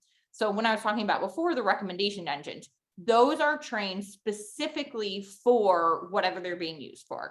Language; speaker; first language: English; native; English